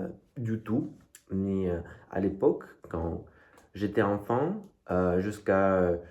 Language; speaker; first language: French; non-native, fluent; Russian